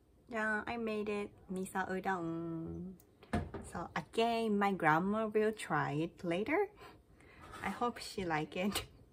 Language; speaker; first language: English; non-native, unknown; Japanese